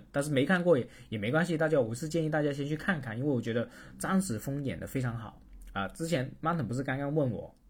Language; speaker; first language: Chinese; native; Chinese